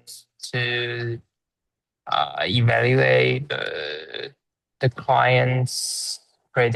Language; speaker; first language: English; non-native, learner; Chinese